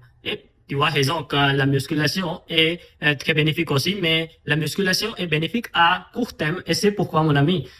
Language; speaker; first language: French; non-native, fluent; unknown